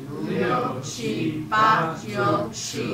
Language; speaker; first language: Chinese; non-native, learner; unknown